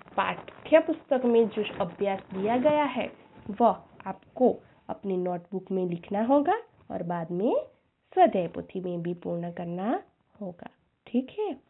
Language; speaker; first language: Hindi; non-native, local second language; Gujarati